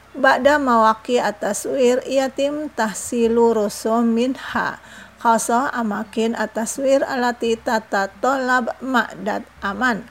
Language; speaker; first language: Arabic; non-native, fluent; Indonesian